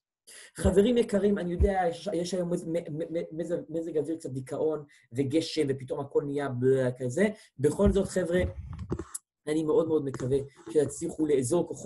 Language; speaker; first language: Hebrew; native; Hebrew